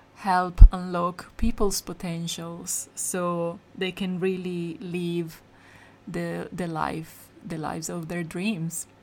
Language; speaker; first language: English; non-native, fluent; Italian